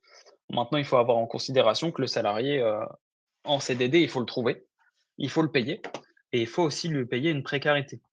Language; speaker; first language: French; native; French